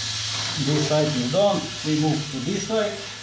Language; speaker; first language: English; non-native, learner; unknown